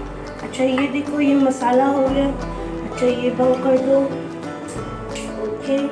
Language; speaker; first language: Hindi; non-native, learner; Filipino